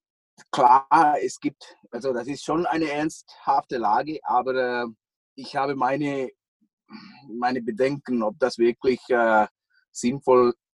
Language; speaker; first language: German; non-native, fluent; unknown